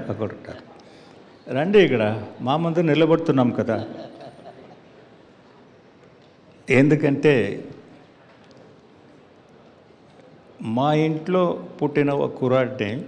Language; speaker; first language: Telugu; non-native, learner; Tamil